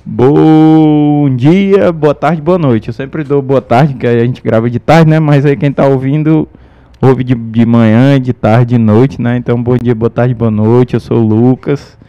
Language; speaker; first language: Portuguese; native; Portuguese